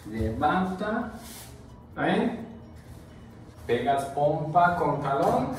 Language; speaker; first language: Spanish; non-native, learner; Japanese